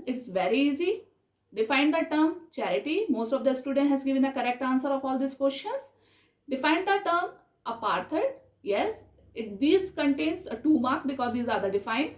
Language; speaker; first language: English; non-native, local second language; Hindi